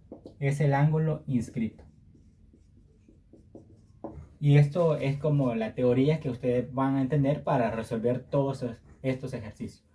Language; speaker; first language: Spanish; native; Spanish